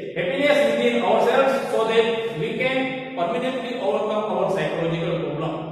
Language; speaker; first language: English; non-native, local second language; Gujarati